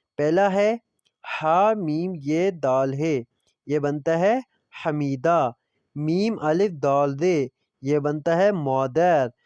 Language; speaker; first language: Urdu; non-native, local second language; Punjabi